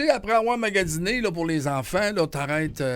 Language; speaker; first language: French; native; French